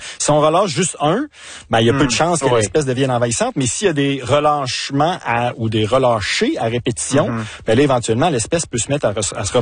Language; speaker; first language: French; native; French